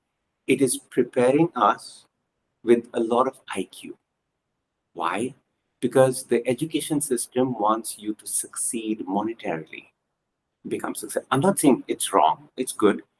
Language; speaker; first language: English; non-native, local second language; Punjabi